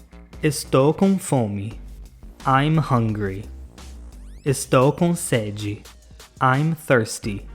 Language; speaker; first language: Portuguese; non-native, fluent; English